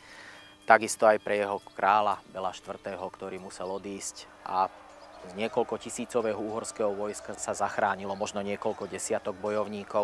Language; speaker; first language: Slovak; native; Slovak